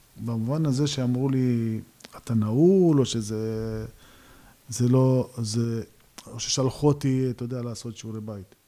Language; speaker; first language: Hebrew; early bilingual, other home language; Georgian